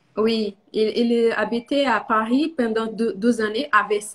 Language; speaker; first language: French; non-native, learner; Portuguese